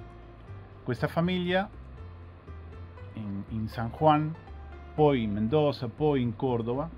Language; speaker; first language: Italian; non-native, fluent; Spanish